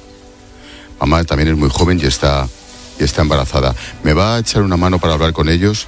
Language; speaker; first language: Spanish; native; Spanish